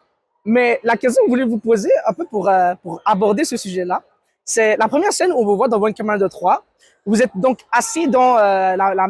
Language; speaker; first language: French; native; French